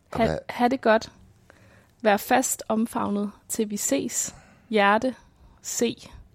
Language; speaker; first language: Danish; native; Danish